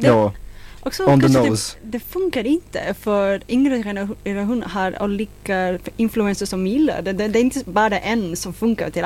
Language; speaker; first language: Swedish; non-native, fluent; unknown